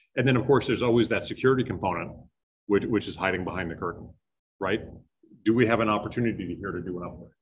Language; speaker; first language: English; native; English